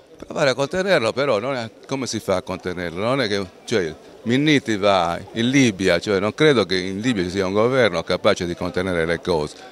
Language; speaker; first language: Italian; native; Italian